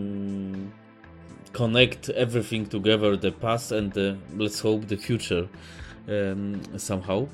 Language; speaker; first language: English; non-native, fluent; Polish